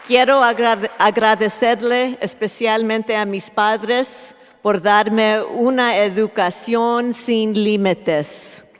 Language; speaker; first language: Spanish; early bilingual, heritage; Spanish